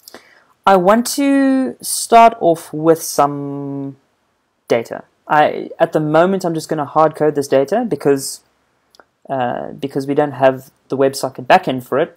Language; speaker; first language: English; native; English